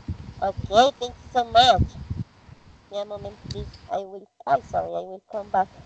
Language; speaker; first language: English; non-native, fluent; Spanish